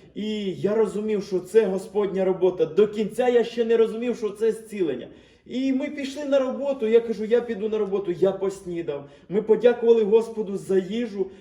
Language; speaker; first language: Ukrainian; native; Ukrainian